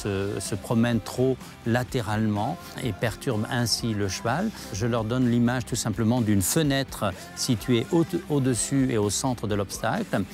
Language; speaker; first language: French; native; French